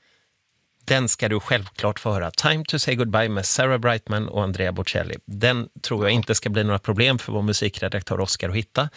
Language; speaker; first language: Swedish; native; Swedish